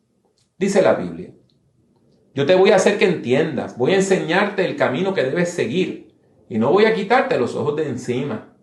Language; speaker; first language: Spanish; native; Spanish